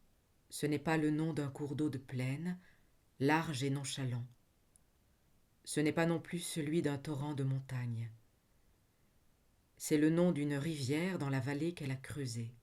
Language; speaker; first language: French; native; French